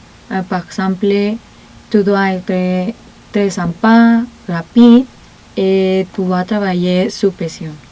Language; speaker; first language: French; non-native, learner; Spanish